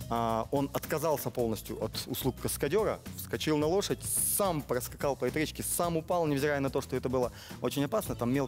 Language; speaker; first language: Russian; native; Russian